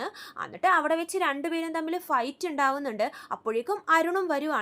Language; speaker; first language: Malayalam; native; Malayalam